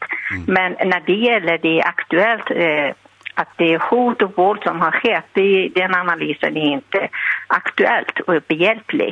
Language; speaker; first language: Swedish; non-native, fluent; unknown